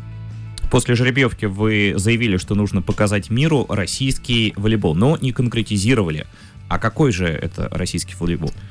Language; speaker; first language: Russian; native; Russian